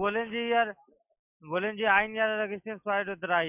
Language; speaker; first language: German; non-native, learner; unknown